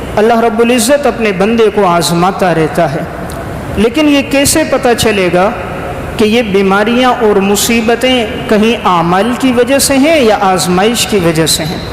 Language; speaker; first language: Urdu; native; Urdu